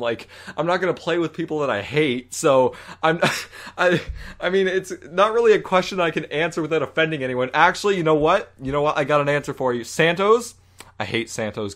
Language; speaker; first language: English; native; English